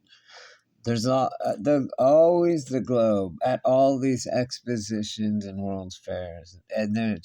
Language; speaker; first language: English; native; English